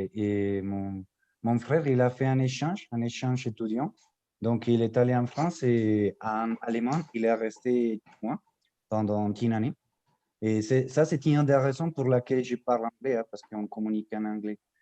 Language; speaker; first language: French; non-native, fluent; Spanish